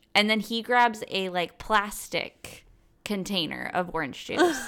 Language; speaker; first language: English; native; English